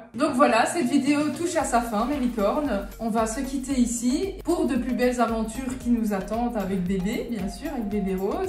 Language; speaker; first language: French; native; French